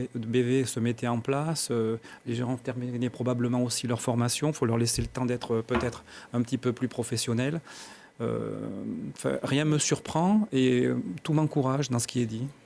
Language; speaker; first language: French; native; French